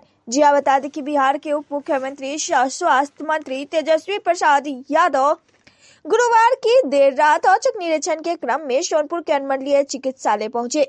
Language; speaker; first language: Hindi; native; Hindi